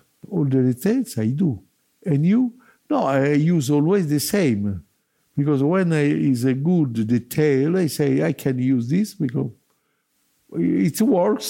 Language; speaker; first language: English; non-native, learner; Italian